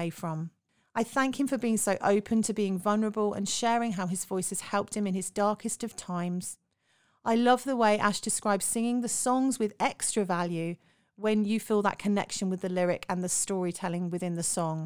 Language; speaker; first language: English; native; English